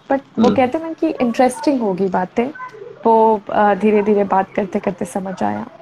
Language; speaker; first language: Hindi; native; Hindi